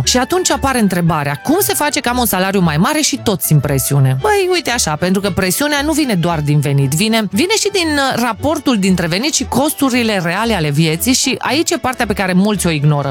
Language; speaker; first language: Romanian; native; Romanian